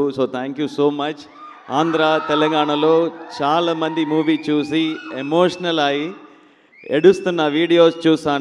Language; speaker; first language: Telugu; non-native, learner; Tamil